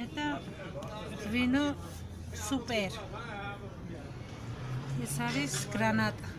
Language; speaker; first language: Russian; non-native, learner; Georgian